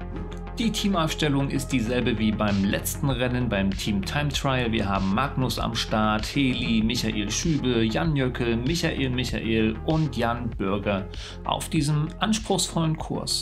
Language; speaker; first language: German; native; German